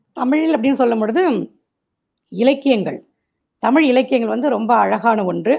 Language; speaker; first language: Tamil; non-native, local second language; Marathi